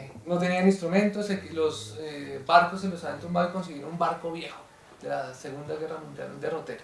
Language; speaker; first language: Spanish; native; Spanish